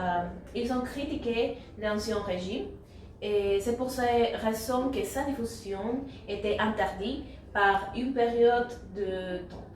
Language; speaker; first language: French; non-native, learner; Spanish